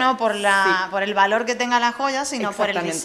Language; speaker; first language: Spanish; native; Spanish